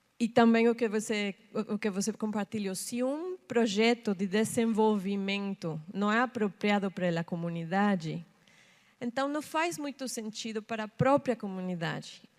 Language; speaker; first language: Portuguese; non-native, fluent; Spanish